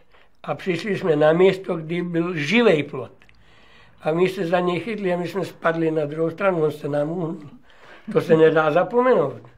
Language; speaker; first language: Czech; early bilingual, heritage; Czech